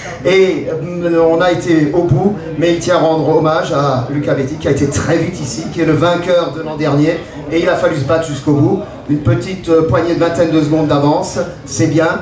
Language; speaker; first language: French; native; French